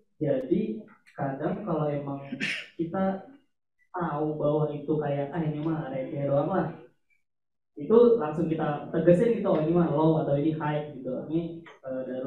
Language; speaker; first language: Indonesian; native; Indonesian